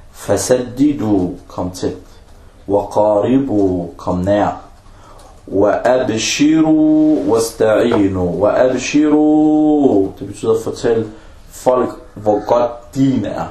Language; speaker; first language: Danish; non-native, fluent; Arabic